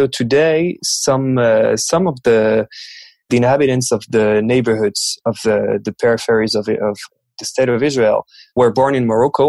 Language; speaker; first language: English; non-native, fluent; French